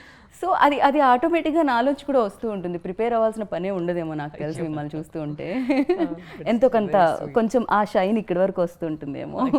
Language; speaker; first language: Telugu; native; Telugu